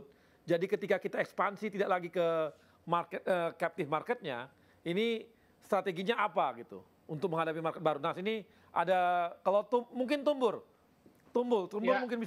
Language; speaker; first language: Indonesian; native; Indonesian